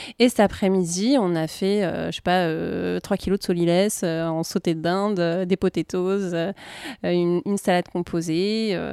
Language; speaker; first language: French; native; French